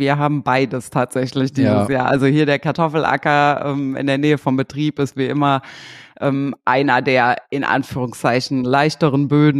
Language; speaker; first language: German; native; German